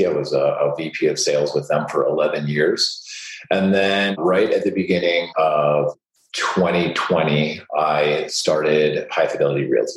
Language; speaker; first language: English; native; English